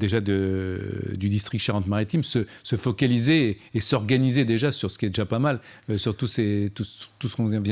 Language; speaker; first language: French; native; French